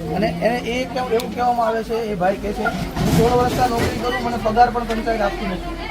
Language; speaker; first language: Gujarati; native; Gujarati